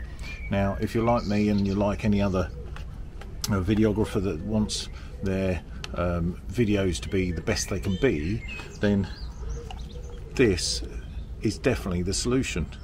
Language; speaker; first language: English; native; English